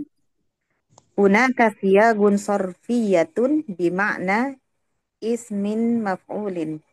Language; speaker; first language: Arabic; non-native, learner; Indonesian